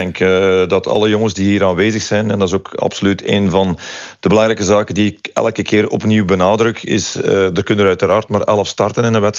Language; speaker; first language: Dutch; native; Dutch